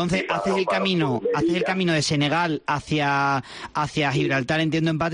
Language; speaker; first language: Spanish; native; Spanish